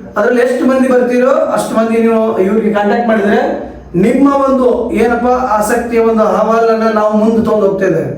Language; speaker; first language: Kannada; non-native, local second language; Urdu